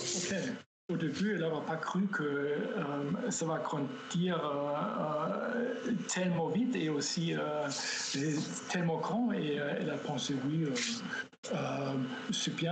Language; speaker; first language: French; non-native, fluent; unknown